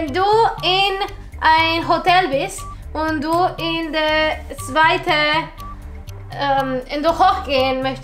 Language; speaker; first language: German; non-native, learner; Spanish